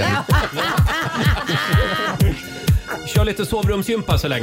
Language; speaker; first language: Swedish; native; Swedish